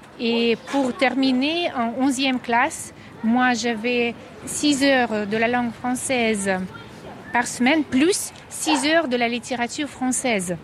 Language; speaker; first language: French; non-native, fluent; Russian